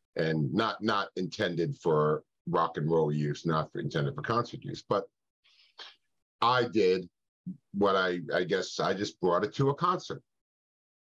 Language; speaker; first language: English; native; English